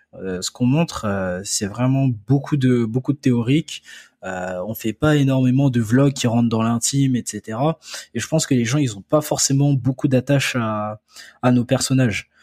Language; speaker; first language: French; early bilingual, other home language; Akan